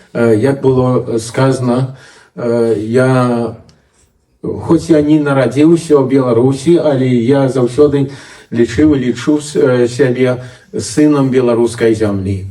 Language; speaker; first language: Belarusian; early bilingual, heritage; Belarusian